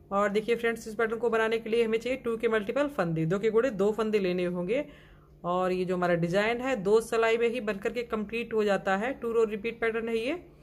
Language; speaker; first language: Hindi; native; Hindi